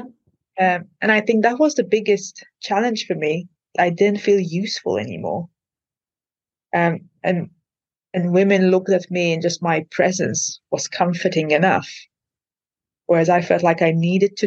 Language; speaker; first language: English; non-native, fluent; Maltese